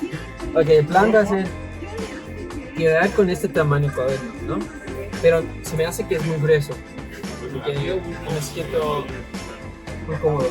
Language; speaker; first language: Spanish; non-native, learner; English